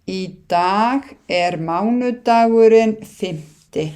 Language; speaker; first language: Icelandic; non-native, fluent; Thai